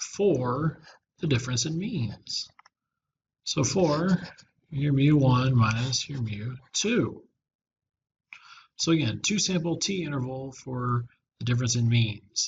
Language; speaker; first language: English; native; English